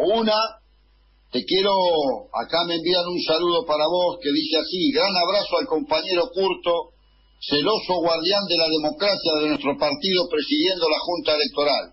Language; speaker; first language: Spanish; native; Spanish